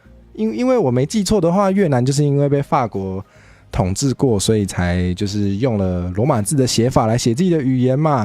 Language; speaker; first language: Chinese; native; Chinese